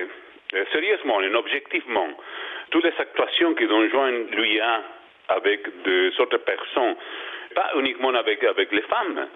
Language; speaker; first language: French; non-native, learner; Spanish